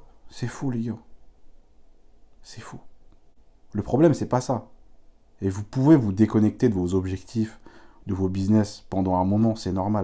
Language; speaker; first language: French; native; French